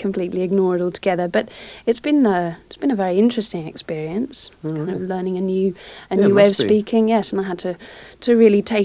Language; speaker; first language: English; native; English